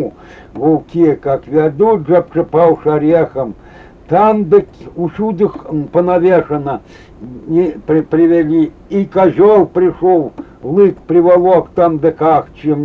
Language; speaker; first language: Russian; native; Russian